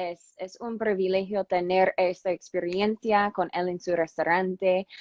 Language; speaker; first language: Spanish; non-native, fluent; English